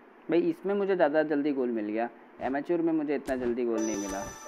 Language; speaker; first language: Hindi; non-native, local second language; Bangla